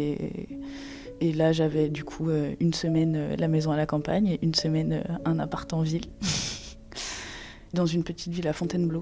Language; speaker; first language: French; native; French